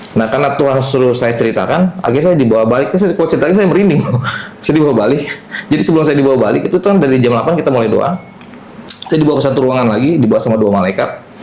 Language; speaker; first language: Indonesian; native; Indonesian